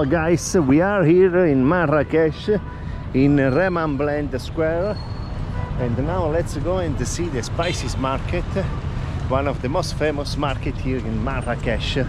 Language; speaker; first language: English; non-native, fluent; Italian